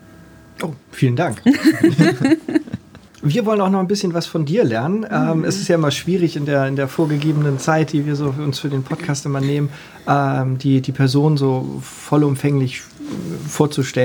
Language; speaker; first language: German; native; German